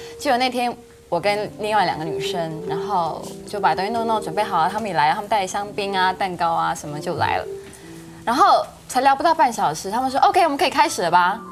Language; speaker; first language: Chinese; early bilingual, heritage; Chinese